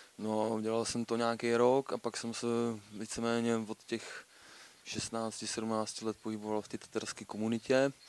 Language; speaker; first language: Czech; native; Czech